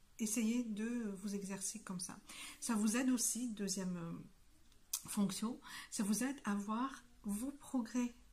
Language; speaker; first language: French; non-native, local second language; Malagasy